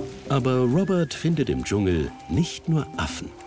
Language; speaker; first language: German; native; German